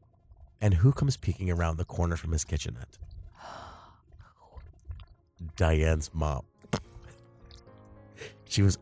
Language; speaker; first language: English; native; English